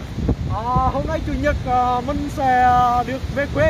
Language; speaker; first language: Vietnamese; native; Vietnamese